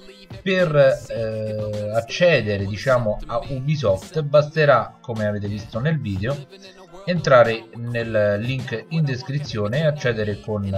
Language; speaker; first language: Italian; native; Italian